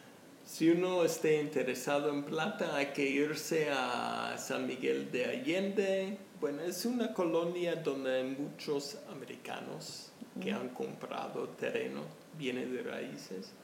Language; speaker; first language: Spanish; non-native, fluent; English